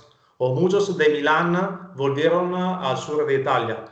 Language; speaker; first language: Spanish; non-native, fluent; Italian